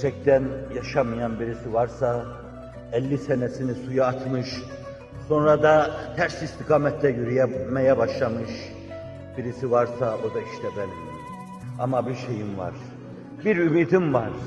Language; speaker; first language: Turkish; native; Turkish